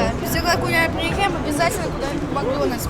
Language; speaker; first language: Russian; native; Russian